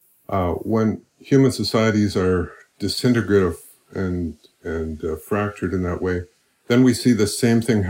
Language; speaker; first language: English; native; English